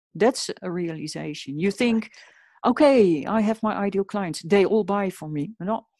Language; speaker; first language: English; non-native, fluent; Dutch